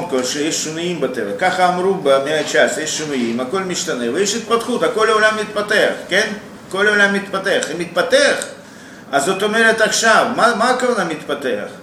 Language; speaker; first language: Hebrew; non-native, fluent; Russian